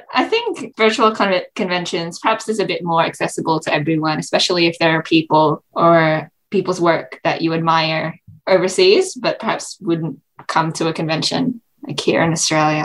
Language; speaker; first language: English; native; English